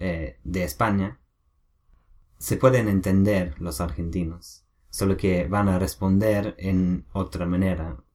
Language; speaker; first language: Spanish; non-native, learner; English